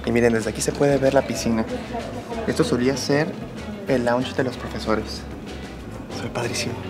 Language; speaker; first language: Spanish; native; Spanish